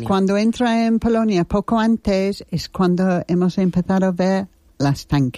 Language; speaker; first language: Spanish; non-native, learner; English